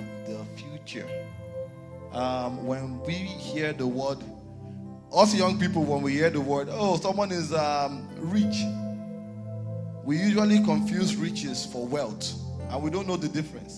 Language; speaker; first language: English; non-native, local second language; Yoruba